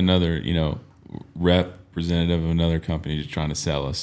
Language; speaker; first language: English; native; English